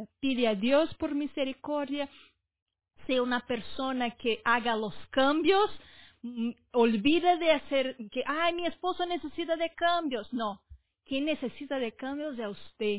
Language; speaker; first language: Spanish; non-native, fluent; Portuguese